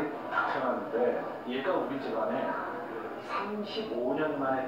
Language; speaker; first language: Korean; native; Korean